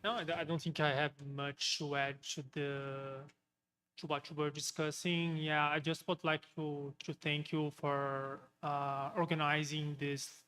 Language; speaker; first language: English; non-native, fluent; Portuguese